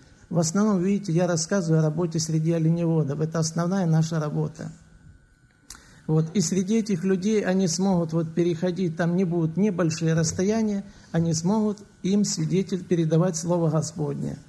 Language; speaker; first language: Russian; native; Russian